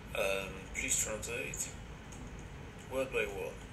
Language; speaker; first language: English; non-native, fluent; French